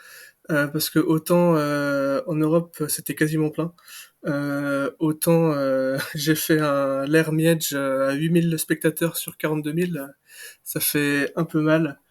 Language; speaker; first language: French; native; French